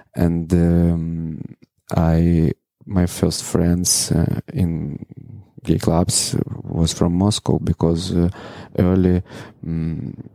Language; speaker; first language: English; non-native, learner; Ukrainian